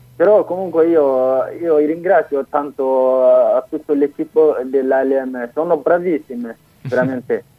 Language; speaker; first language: Italian; non-native, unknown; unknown